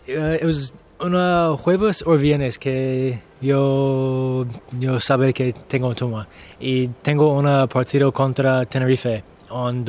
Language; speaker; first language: Spanish; non-native, learner; English